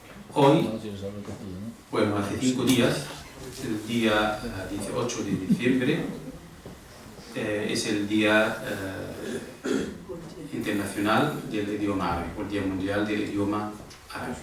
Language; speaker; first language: Spanish; non-native, fluent; Arabic